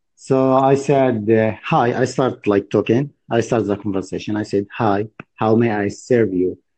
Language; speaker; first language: English; non-native, learner; Arabic